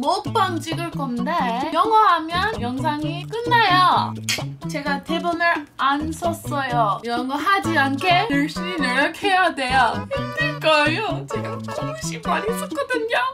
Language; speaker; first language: Korean; non-native, learner; English